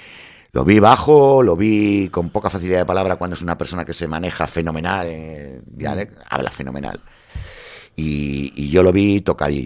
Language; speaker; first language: Spanish; native; Spanish